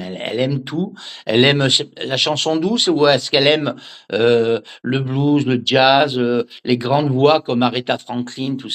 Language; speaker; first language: French; native; French